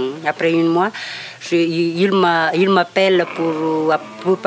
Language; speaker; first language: French; non-native, local second language; Malagasy